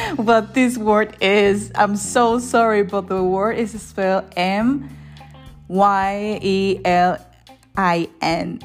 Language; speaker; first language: English; non-native, fluent; Spanish